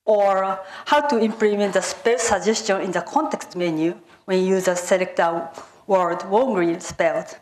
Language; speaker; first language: English; non-native, fluent; Japanese